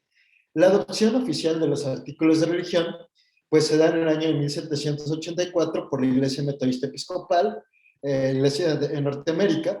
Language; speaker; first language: Spanish; native; Spanish